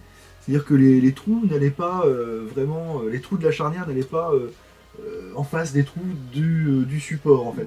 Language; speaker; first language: French; native; French